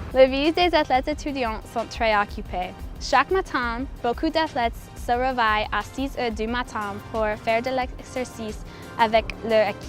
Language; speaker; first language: French; non-native, learner; English